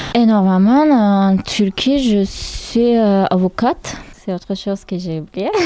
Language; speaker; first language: French; non-native, learner; Turkish